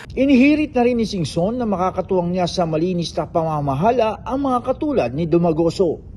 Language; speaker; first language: Filipino; native; Filipino